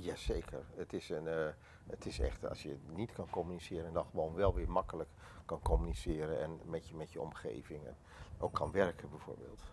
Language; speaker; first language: Dutch; native; Dutch